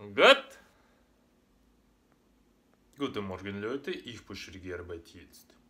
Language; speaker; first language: German; non-native, learner; Russian